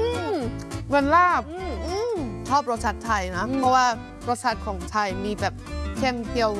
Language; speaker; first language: Thai; non-native, fluent; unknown